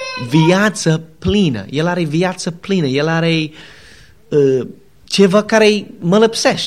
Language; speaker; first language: Romanian; non-native, learner; English